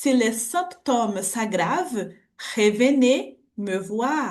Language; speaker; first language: French; non-native, fluent; Portuguese